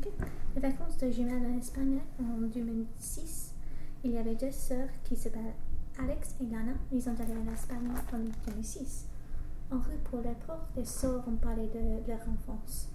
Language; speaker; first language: French; non-native, learner; English